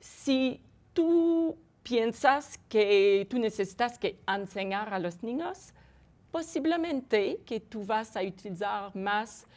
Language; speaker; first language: Spanish; non-native, fluent; French